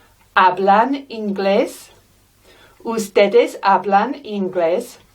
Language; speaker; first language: Spanish; non-native, fluent; English